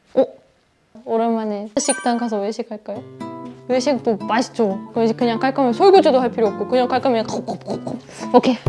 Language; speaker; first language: Korean; non-native, fluent; German